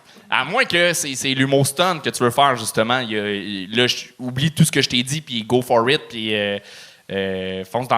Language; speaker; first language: French; native; French